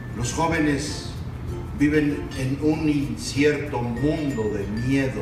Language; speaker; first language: Spanish; native; Spanish